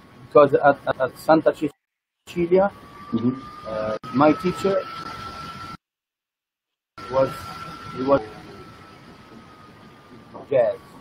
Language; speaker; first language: English; non-native, learner; Italian